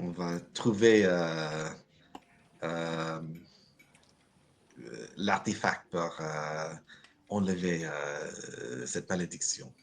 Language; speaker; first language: French; non-native, learner; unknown